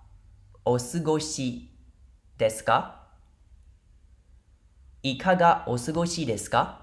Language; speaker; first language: Japanese; non-native, fluent; Khmer